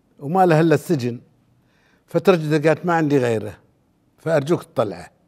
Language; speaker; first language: Arabic; native; Arabic